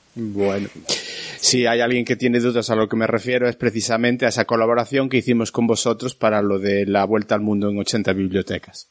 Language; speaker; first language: Spanish; native; Spanish